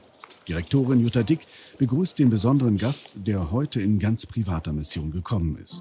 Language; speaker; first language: German; native; German